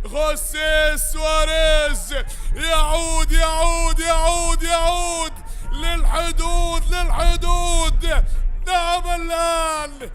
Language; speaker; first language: Arabic; native; Arabic